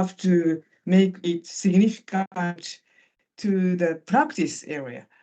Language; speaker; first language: English; non-native, fluent; Japanese